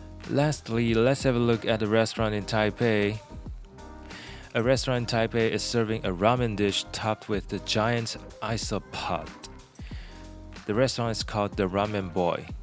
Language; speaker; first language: English; non-native, fluent; Chinese